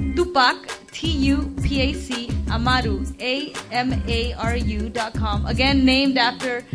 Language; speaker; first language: English; early bilingual, other home language; Spanish